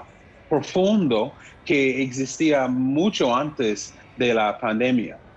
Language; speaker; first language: Spanish; non-native, fluent; English